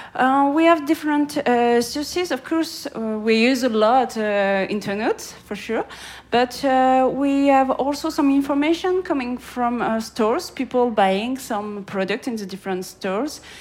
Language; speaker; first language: English; non-native, fluent; French